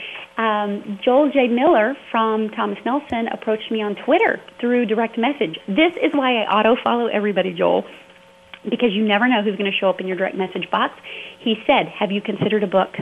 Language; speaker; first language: English; native; English